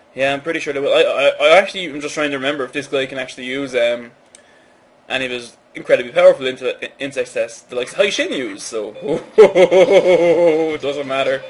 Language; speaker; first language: English; native; English